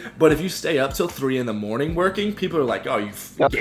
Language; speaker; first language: English; native; English